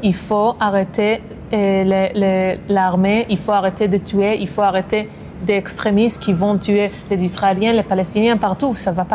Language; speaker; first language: French; non-native, fluent; Hebrew